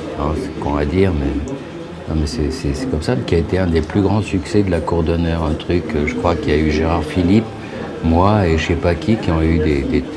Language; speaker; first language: French; early bilingual, other home language; Spanish